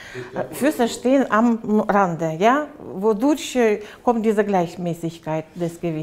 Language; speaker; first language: German; non-native, fluent; Russian